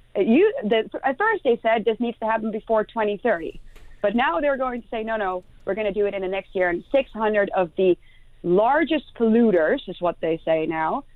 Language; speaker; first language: English; non-native, fluent; Dutch